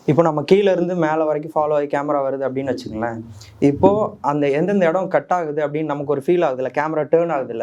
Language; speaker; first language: Tamil; native; Tamil